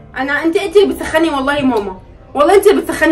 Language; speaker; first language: Arabic; native; Arabic